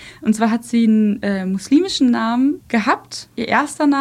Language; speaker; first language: German; early bilingual, other home language; Russian